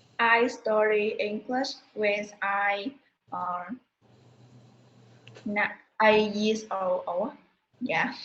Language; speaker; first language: English; non-native, learner; Vietnamese